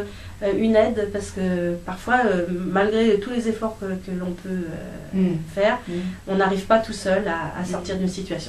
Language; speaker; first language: French; native; French